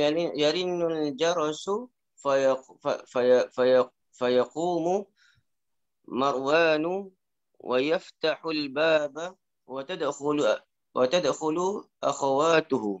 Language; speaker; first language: Arabic; non-native, learner; Malay